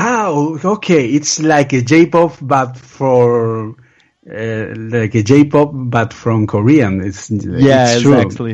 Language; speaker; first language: English; non-native, learner; Spanish